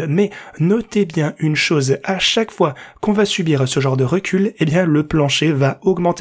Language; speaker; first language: French; native; French